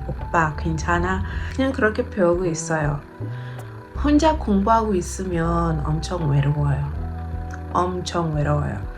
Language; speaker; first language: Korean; non-native, learner; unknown